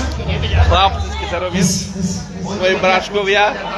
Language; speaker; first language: Slovak; native; Slovak